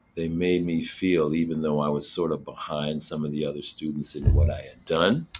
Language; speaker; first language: English; native; English